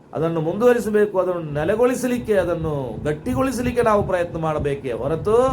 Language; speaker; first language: Kannada; non-native, local second language; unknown